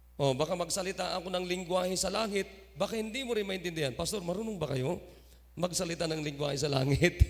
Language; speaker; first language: Filipino; non-native, local second language; Iloko